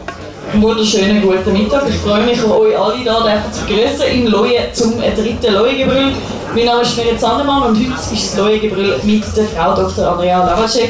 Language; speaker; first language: German; native; German